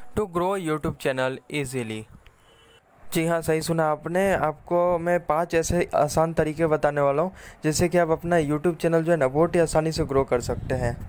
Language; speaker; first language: Hindi; native; Hindi